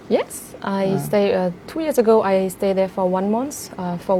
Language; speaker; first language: English; non-native, fluent; French